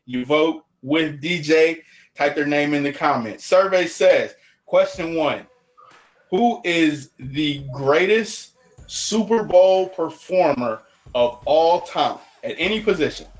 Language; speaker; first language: English; native; English